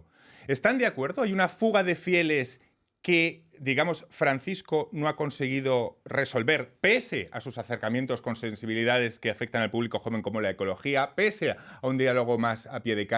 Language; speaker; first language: Spanish; native; Spanish